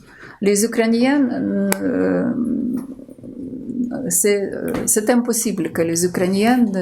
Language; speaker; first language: French; non-native, fluent; Ukrainian